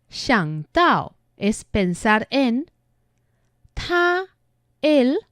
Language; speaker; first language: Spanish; non-native, fluent; Chinese